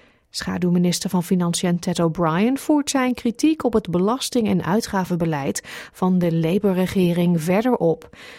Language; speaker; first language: Dutch; native; Dutch